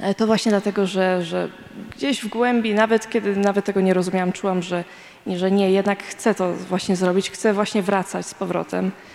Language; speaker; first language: Polish; early bilingual, heritage; Polish